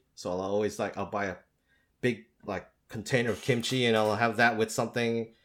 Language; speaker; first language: English; native; English